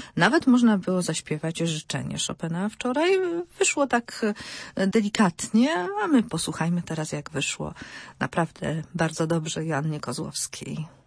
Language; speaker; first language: Polish; native; Polish